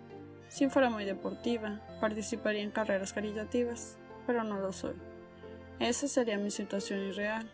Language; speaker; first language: Spanish; native; Spanish